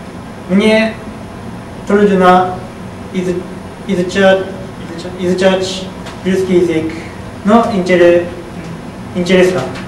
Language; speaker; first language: Russian; non-native, learner; Japanese